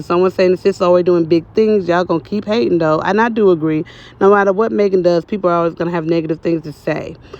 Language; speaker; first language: English; native; English